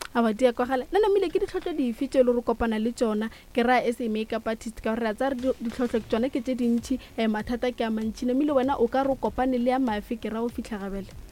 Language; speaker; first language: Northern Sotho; non-native, local second language; Tswana